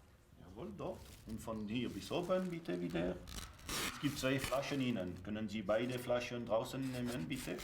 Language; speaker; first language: German; non-native, local second language; French